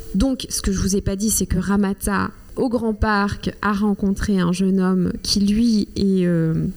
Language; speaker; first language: French; non-native, local second language; Kinyarwanda